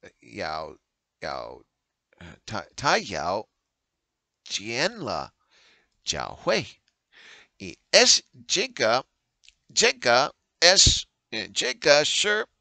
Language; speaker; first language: Chinese; non-native, learner; English